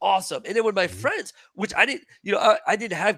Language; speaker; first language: English; non-native, fluent; French